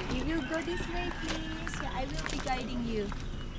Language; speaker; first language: English; non-native, learner; Balinese